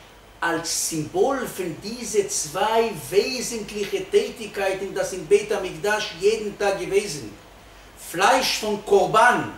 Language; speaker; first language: German; non-native, fluent; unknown